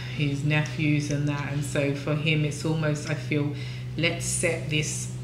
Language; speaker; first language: English; native; English